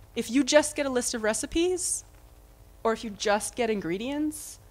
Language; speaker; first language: English; native; English